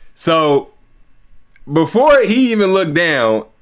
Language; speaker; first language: English; native; English